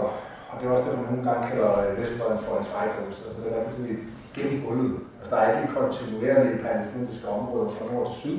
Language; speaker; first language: Danish; native; Danish